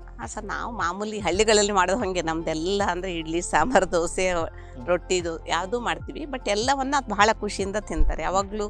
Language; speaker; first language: Kannada; non-native, local second language; Konkani